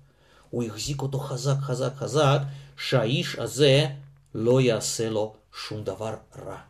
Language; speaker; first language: Hebrew; non-native, fluent; Russian